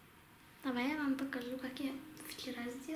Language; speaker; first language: Russian; non-native, local second language; Lithuanian